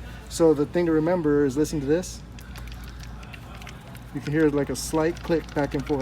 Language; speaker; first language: English; native; English